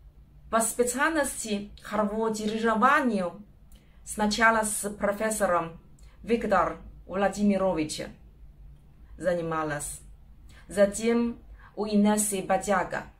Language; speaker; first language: Russian; non-native, learner; Chinese